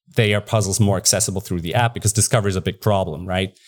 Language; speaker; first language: English; non-native, fluent; German